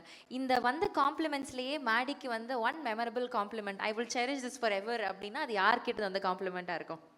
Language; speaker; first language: Tamil; native; Tamil